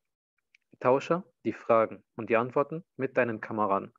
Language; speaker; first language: German; non-native, fluent; Arabic